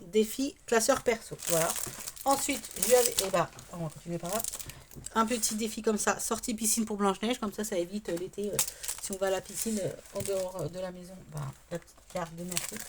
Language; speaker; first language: French; native; French